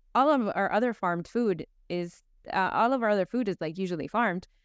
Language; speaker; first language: English; early bilingual, other home language; Spanish